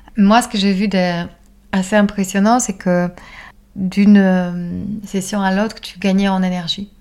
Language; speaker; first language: French; non-native, fluent; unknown